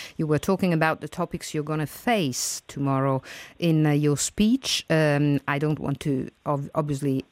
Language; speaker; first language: English; non-native, fluent; Italian